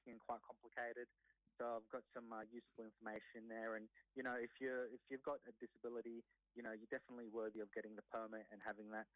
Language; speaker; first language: English; native; English